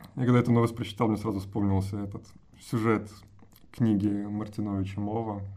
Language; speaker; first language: Russian; native; Russian